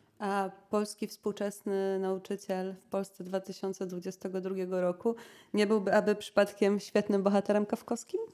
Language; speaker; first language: Polish; native; Polish